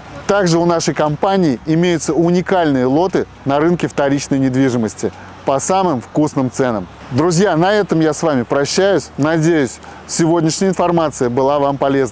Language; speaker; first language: Russian; native; Russian